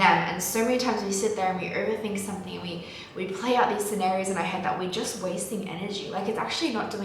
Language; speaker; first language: English; native; English